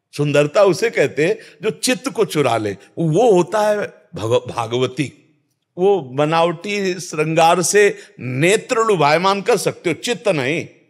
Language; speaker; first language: Hindi; native; Hindi